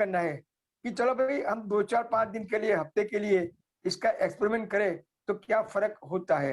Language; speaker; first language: Hindi; non-native, local second language; Gujarati